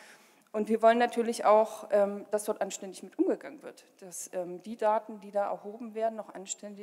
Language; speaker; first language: German; native; German